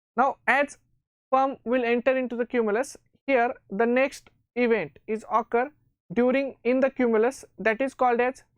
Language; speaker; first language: English; non-native, local second language; Marathi